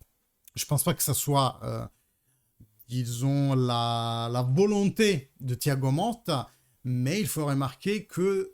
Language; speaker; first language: French; early bilingual, heritage; Italian